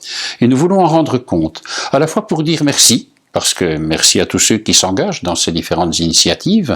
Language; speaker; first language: French; native; French